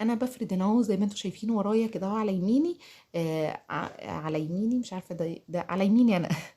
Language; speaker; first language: Arabic; native; Arabic